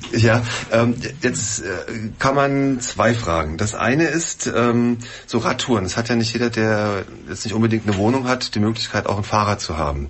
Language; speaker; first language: German; native; German